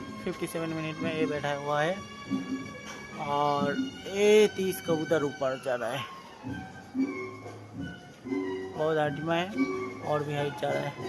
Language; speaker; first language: Hindi; non-native, local second language; Bangla